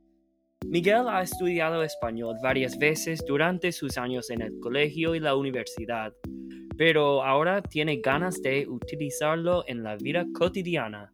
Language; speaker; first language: Spanish; non-native, fluent; English